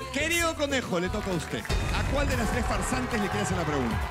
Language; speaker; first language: Spanish; native; Spanish